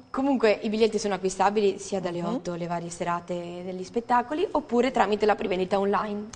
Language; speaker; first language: Italian; native; Italian